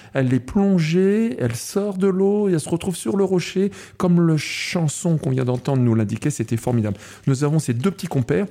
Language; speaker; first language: French; native; French